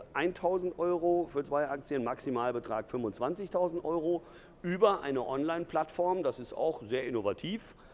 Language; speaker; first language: German; native; German